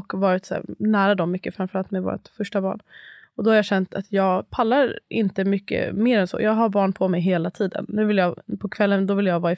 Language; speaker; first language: Swedish; native; Swedish